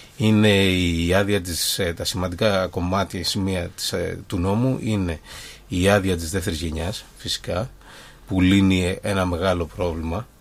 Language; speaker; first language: Greek; early bilingual, other home language; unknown